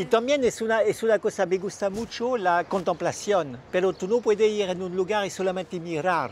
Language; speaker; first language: Spanish; non-native, fluent; French